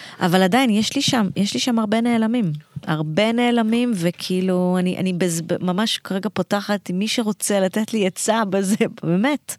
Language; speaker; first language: Hebrew; early bilingual, other home language; Russian